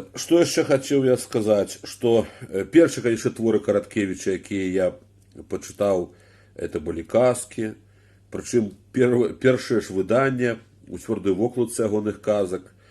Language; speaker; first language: Belarusian; native; Belarusian